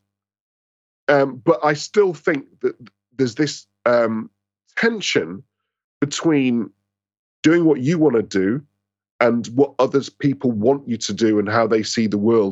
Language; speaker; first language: English; native; English